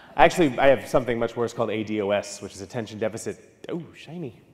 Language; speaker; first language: English; native; English